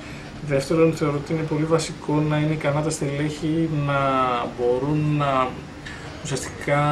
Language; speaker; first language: Greek; native; Greek